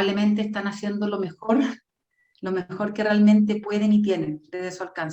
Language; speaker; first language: Spanish; native; Spanish